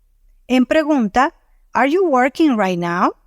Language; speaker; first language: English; non-native, fluent; Spanish